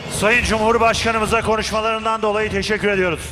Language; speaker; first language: Turkish; native; Turkish